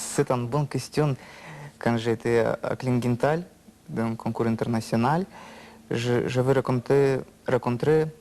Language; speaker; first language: French; non-native, learner; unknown